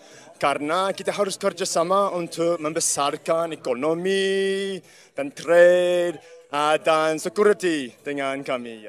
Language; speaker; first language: Indonesian; non-native, learner; English